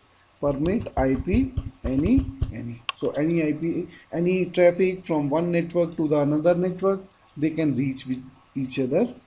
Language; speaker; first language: English; non-native, local second language; Hindi